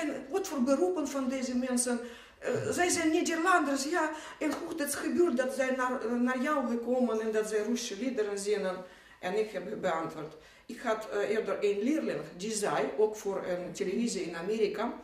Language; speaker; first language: Dutch; non-native, fluent; Russian